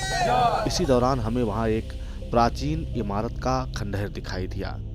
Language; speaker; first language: Hindi; native; Hindi